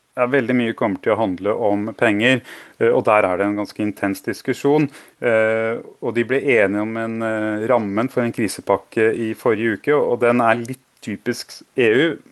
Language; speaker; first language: Norwegian; native; Norwegian